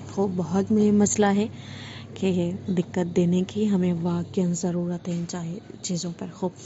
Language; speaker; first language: Urdu; native; Urdu